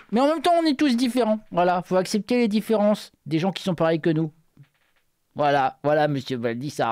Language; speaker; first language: French; native; French